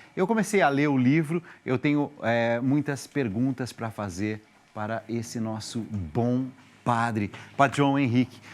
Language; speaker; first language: Portuguese; native; Portuguese